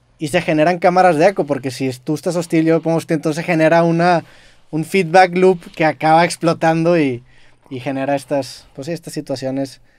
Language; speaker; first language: Spanish; native; Spanish